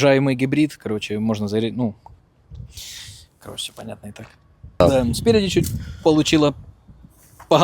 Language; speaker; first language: Russian; native; Russian